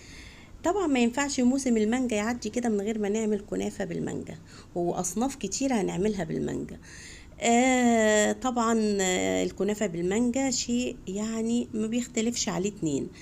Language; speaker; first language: Arabic; native; Arabic